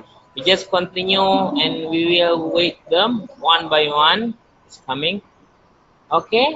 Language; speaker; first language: English; non-native, learner; Indonesian